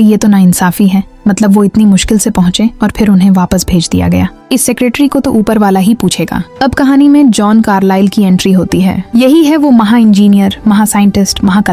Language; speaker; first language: Hindi; native; Hindi